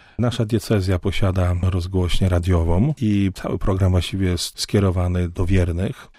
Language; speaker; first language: Polish; native; Polish